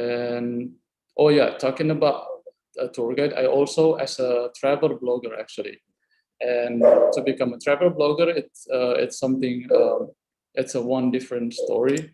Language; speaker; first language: English; non-native, fluent; Indonesian